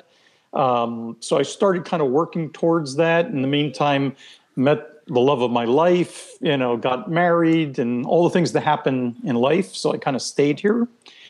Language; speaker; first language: English; non-native, fluent; Hebrew